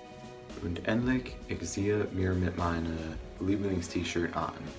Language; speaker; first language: German; non-native, learner; English